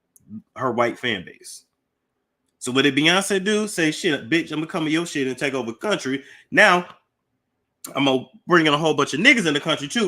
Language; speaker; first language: English; native; English